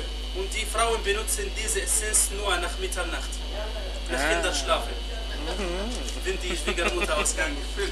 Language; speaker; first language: German; non-native, fluent; Arabic